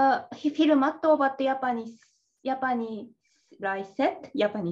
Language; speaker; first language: Finnish; non-native, learner; Vietnamese